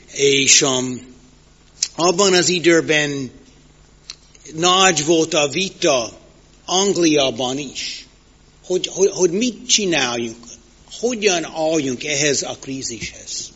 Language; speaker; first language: Hungarian; non-native, fluent; English